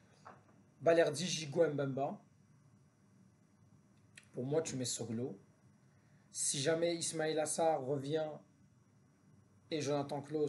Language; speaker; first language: French; native; French